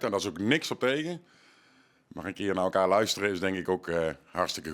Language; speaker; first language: Dutch; native; Dutch